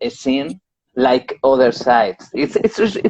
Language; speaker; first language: English; non-native, learner; Spanish